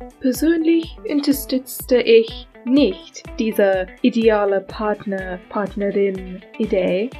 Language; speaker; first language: German; non-native, learner; English